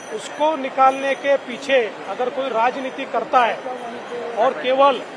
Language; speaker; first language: Hindi; non-native, local second language; Marathi